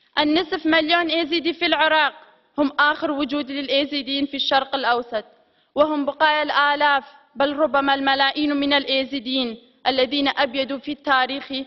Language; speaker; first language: Arabic; non-native, local second language; Kurdish